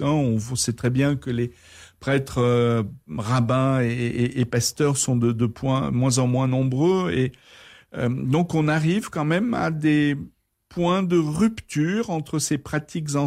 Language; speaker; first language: French; native; French